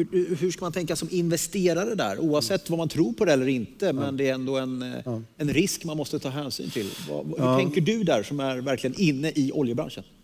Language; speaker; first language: Swedish; native; Swedish